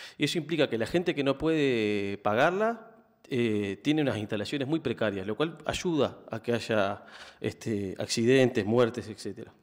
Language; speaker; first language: Spanish; native; Spanish